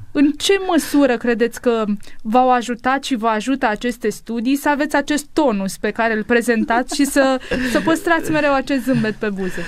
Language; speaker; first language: Romanian; native; Romanian